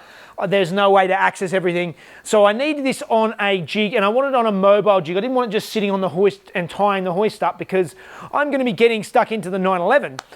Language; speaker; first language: English; native; English